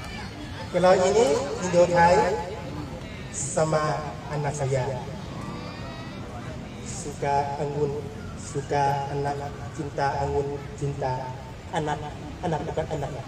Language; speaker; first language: Indonesian; non-native, learner; Thai